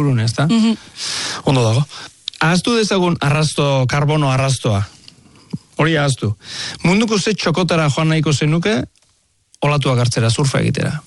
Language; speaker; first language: Basque; native; Basque